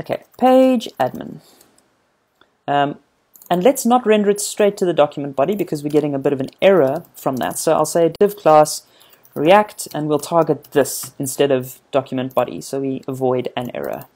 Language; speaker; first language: English; native; English